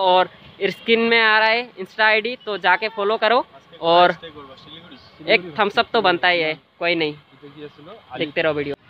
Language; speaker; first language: Hindi; non-native, local second language; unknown